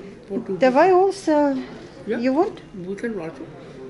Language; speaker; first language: Russian; native; Russian